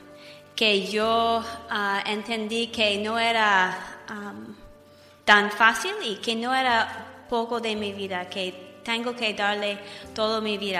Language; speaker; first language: Spanish; non-native, fluent; English